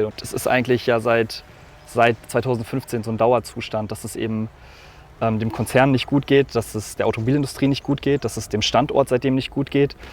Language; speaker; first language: German; native; German